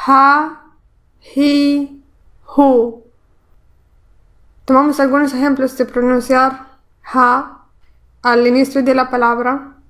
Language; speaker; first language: Spanish; non-native, fluent; Arabic